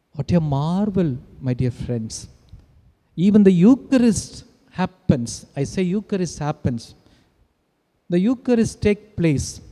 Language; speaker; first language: English; non-native, local second language; Tamil